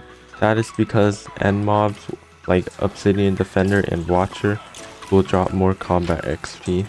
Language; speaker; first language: English; native; English